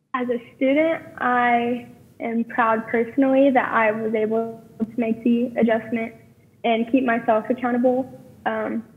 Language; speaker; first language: English; native; English